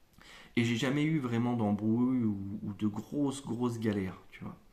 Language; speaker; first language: French; native; French